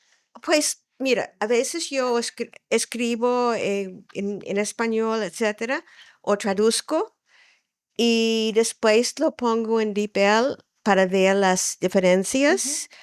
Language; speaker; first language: Spanish; non-native, fluent; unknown